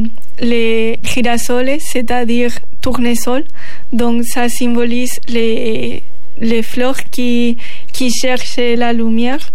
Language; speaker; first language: French; non-native, learner; Spanish